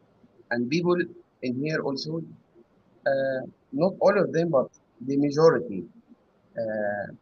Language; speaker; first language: English; non-native, learner; Arabic